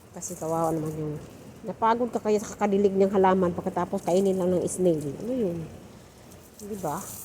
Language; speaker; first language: Filipino; non-native, local second language; Cebuano